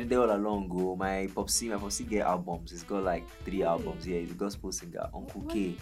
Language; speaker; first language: English; non-native, local second language; Yoruba